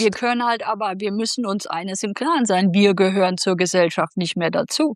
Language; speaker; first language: German; native; German